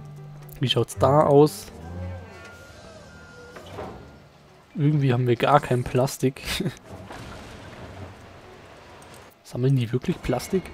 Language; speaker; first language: German; native; German